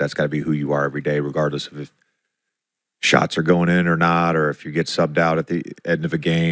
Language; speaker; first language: English; native; English